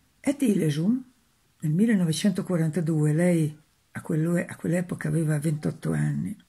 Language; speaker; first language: Italian; native; Italian